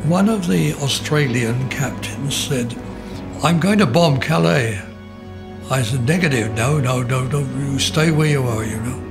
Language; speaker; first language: English; native; English